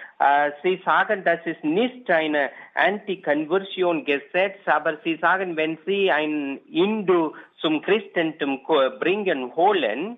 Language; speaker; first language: German; non-native, learner; Tamil